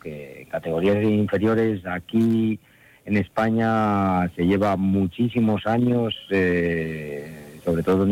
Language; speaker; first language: Spanish; native; Spanish